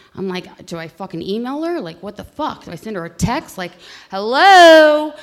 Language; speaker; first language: English; native; English